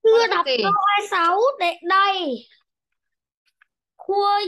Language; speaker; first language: Chinese; non-native, learner; Vietnamese